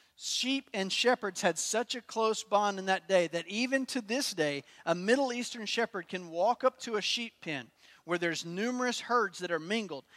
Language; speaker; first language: English; native; English